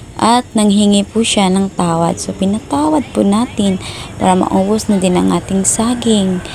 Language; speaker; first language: Filipino; non-native, local second language; Cebuano